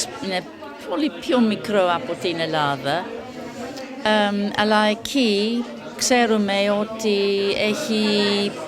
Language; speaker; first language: Greek; non-native, learner; English